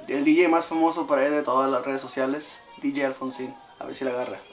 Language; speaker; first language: Spanish; early bilingual, heritage; Spanish